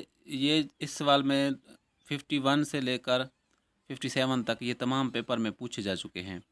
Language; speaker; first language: Urdu; native; Urdu